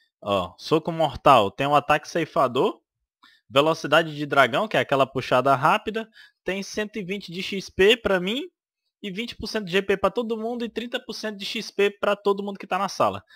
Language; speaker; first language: Portuguese; native; Portuguese